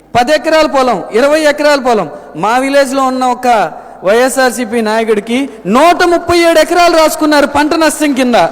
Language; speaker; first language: Telugu; native; Telugu